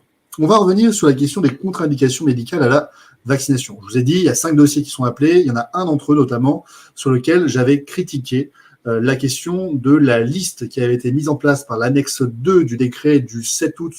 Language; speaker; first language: French; native; French